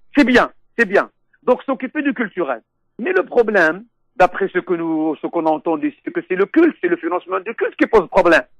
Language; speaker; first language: French; non-native, local second language; Arabic